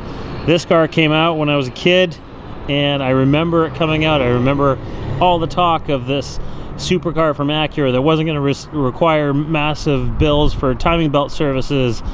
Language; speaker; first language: English; native; English